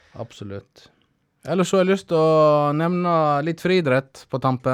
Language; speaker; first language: Norwegian; native; Norwegian